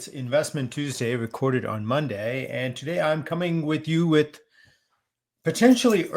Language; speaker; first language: English; native; English